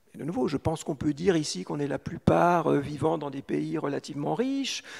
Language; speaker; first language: French; native; French